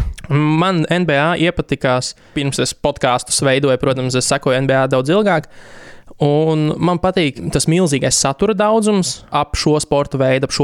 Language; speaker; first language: Latvian; native; Latvian